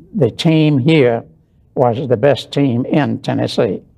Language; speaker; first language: English; native; English